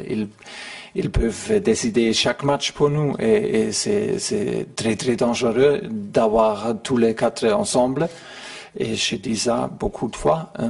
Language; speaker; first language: French; non-native, learner; German